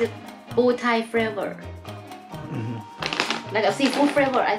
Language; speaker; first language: English; non-native, learner; Thai